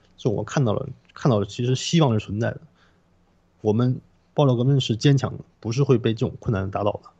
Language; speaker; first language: Chinese; non-native, local second language; Korean